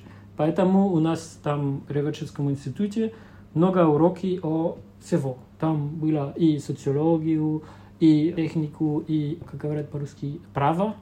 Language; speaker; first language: Russian; non-native, fluent; French